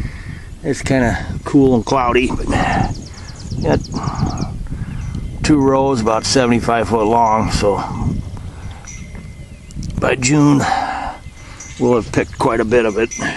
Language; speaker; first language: English; native; English